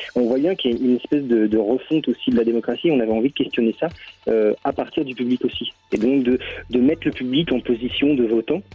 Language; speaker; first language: French; native; French